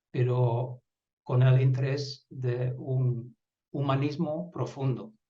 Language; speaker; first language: Spanish; non-native, fluent; Dutch